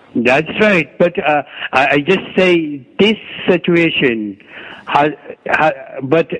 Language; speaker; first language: English; non-native, learner; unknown